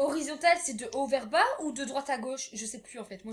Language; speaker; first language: French; native; French